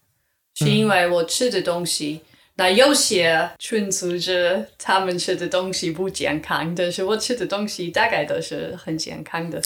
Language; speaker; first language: Chinese; non-native, learner; English